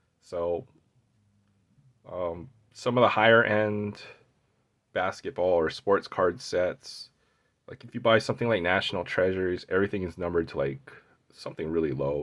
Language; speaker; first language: English; native; English